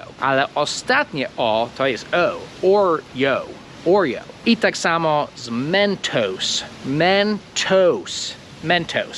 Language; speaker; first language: Polish; non-native, fluent; English